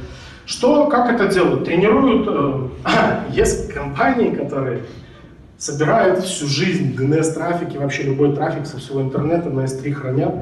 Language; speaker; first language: Russian; native; Russian